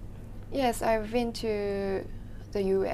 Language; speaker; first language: English; non-native, learner; Japanese